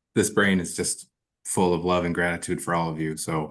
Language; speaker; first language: English; early bilingual, other home language; Spanish